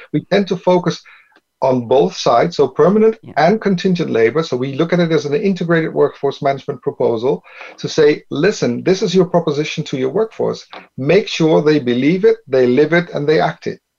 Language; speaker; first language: English; non-native, fluent; Dutch